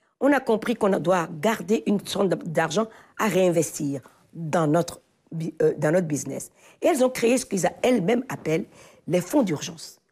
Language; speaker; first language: French; non-native, local second language; Fon